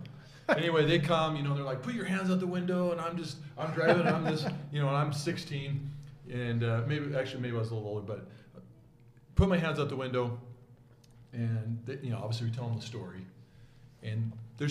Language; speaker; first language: English; native; English